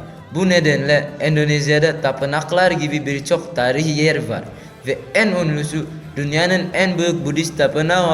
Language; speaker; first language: Turkish; non-native, learner; Indonesian